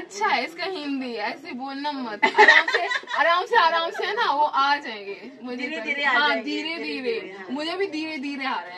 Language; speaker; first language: Hindi; non-native, learner; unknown